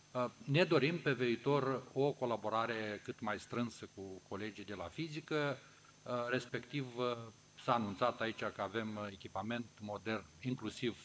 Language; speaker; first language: Romanian; native; Romanian